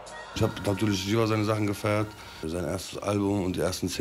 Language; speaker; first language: German; early bilingual, other home language; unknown